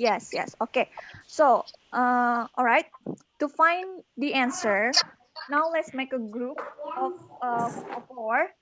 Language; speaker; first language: English; non-native, learner; Indonesian